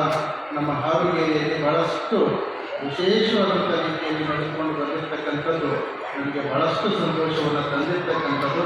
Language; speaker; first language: Kannada; native; Kannada